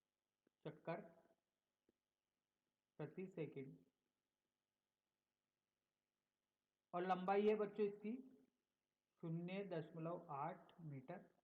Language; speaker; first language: Hindi; native; Hindi